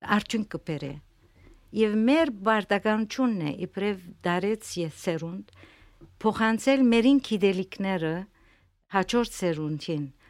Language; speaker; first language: Armenian; early bilingual, heritage; Armenian